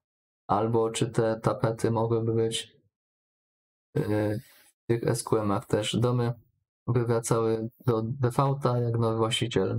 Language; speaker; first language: Polish; native; Polish